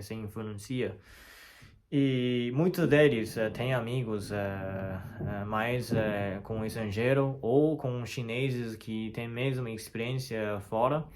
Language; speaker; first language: Portuguese; non-native, fluent; Chinese